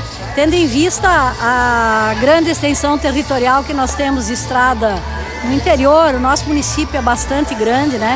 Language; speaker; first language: Portuguese; native; Portuguese